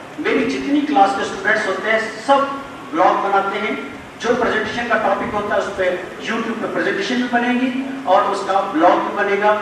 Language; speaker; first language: Urdu; non-native, local second language; Sindhi